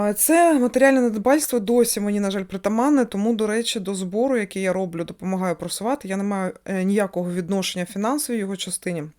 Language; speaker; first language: Ukrainian; non-native, local second language; Russian